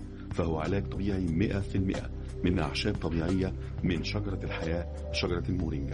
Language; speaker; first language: Arabic; native; Arabic